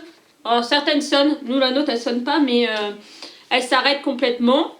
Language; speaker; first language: French; native; French